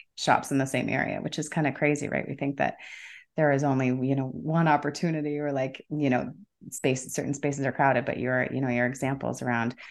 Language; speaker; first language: English; native; English